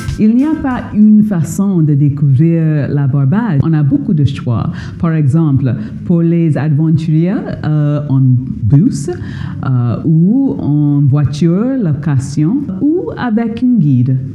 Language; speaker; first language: French; non-native, fluent; English